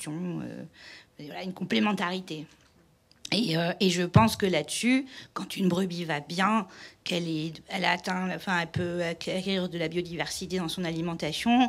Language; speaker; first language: French; native; French